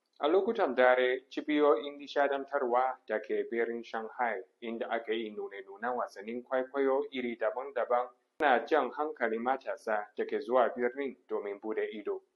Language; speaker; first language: Hausa; non-native, fluent; Chinese